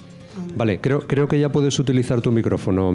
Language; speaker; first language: Spanish; native; Spanish